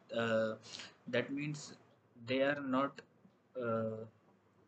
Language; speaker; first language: English; non-native, local second language; Gujarati